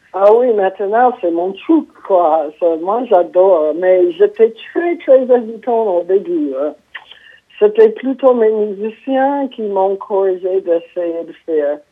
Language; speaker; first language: French; non-native, fluent; English